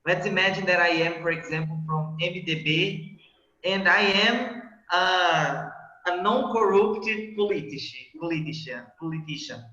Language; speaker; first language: English; non-native, fluent; Portuguese